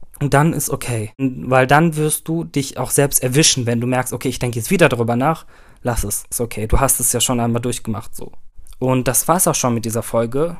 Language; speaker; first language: German; early bilingual, other home language; Turkish